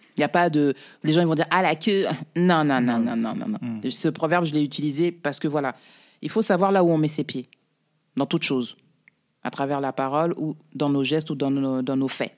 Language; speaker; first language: French; native; French